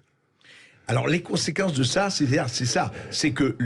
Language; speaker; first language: French; native; French